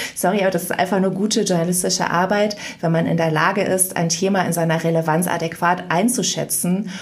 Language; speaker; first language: German; native; German